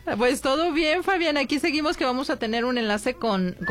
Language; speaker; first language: Spanish; native; Spanish